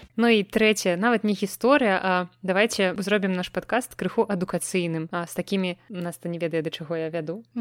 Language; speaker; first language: Belarusian; non-native, local second language; Russian